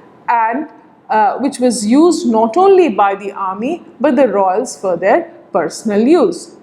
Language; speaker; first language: English; non-native, local second language; Bangla